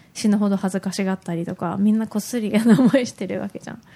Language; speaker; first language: Japanese; early bilingual, heritage; Japanese